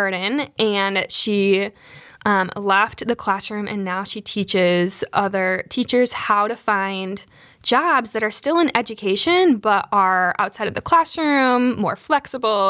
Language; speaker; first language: English; native; English